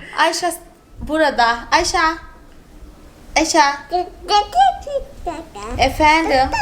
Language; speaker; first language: Turkish; non-native, fluent; Portuguese